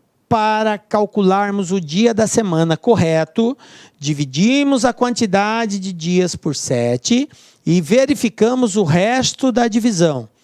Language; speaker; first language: Portuguese; native; Portuguese